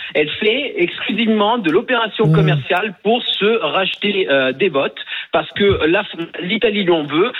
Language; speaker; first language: French; early bilingual, other home language; Italian